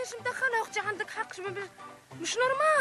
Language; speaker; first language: Arabic; native; Arabic